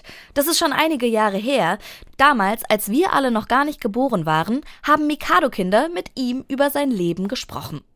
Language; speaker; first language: German; native; German